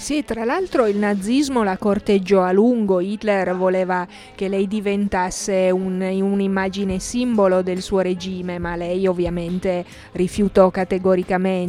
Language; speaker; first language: Italian; native; Italian